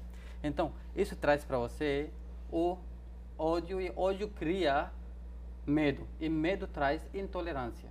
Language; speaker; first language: Portuguese; non-native, fluent; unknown